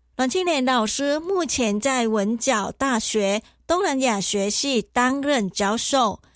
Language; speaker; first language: Chinese; native; Chinese